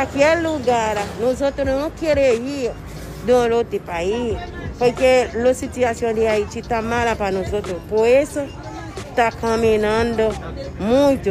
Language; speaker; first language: Spanish; non-native, learner; Haitian Creole